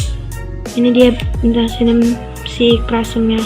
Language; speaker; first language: Indonesian; native; Indonesian